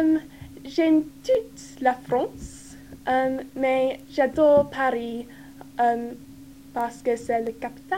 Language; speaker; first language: French; non-native, learner; English